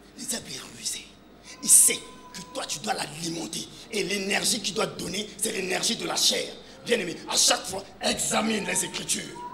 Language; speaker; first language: French; non-native, local second language; Lingala